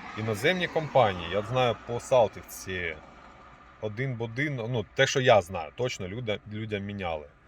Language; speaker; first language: Ukrainian; non-native, local second language; Russian